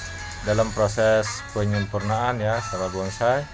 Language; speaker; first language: Indonesian; native; Indonesian